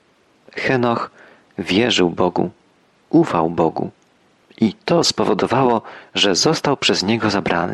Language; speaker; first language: Polish; native; Polish